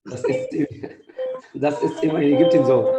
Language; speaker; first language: German; non-native, fluent; Arabic